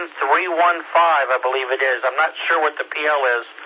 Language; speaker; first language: English; native; English